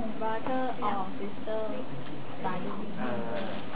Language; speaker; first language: English; non-native, learner; Thai